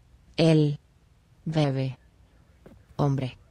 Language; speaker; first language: Spanish; non-native, learner; English